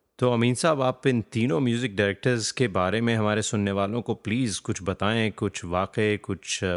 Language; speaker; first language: Hindi; native; Hindi